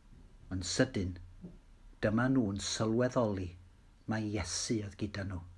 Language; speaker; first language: Welsh; native; Welsh